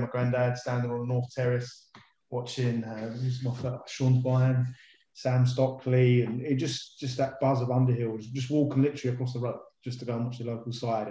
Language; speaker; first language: English; native; English